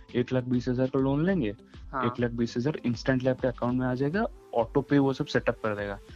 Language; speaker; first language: Hindi; non-native, local second language; Odia